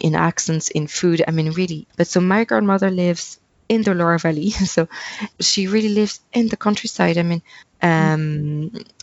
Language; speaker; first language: English; non-native, fluent; French